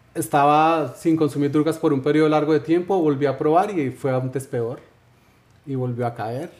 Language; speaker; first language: Spanish; native; Spanish